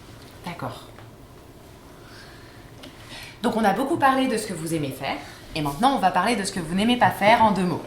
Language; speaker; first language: French; native; French